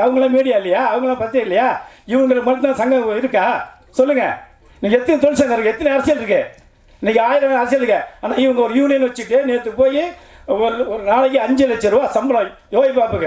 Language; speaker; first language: Tamil; native; Tamil